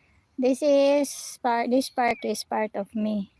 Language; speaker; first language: English; non-native, local second language; Filipino